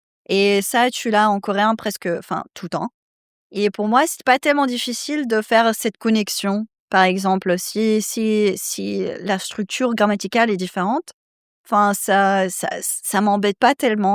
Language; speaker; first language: French; non-native, fluent; Serbian